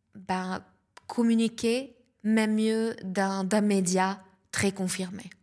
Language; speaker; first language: French; non-native, local second language; Arabic